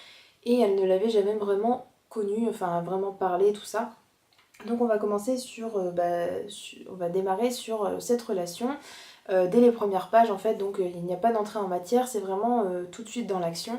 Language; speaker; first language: French; native; French